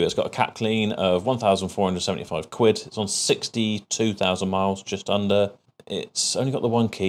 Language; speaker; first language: English; native; English